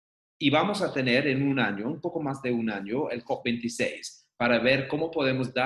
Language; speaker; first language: Spanish; non-native, fluent; English